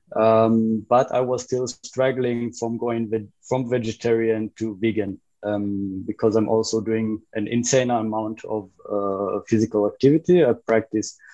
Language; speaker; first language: English; non-native, fluent; Hebrew